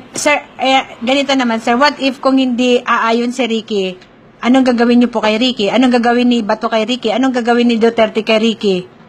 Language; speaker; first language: Filipino; non-native, local second language; Cebuano